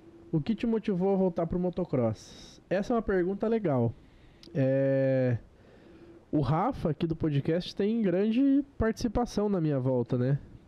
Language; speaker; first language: Portuguese; native; Portuguese